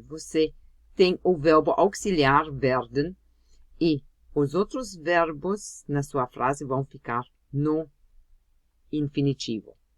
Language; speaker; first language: Portuguese; non-native, fluent; German